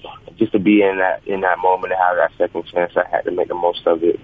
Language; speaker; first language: English; native; English